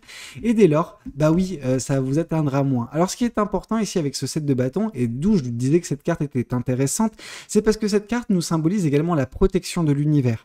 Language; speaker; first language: French; native; French